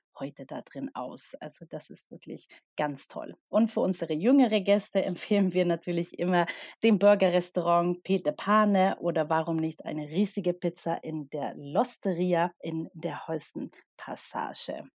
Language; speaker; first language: German; non-native, fluent; Swedish